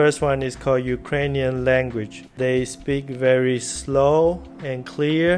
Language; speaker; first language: English; non-native, fluent; Chinese